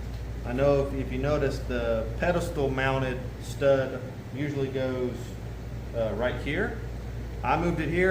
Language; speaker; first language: English; native; English